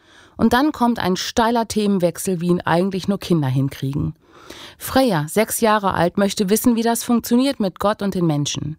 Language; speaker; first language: German; native; German